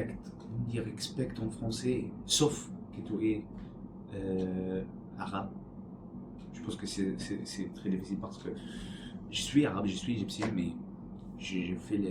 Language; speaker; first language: French; non-native, learner; Arabic